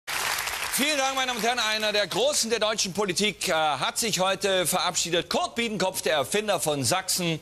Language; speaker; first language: German; native; German